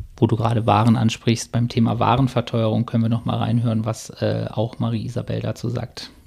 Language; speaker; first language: German; native; German